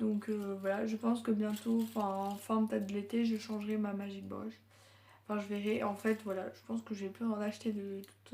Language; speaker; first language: French; native; French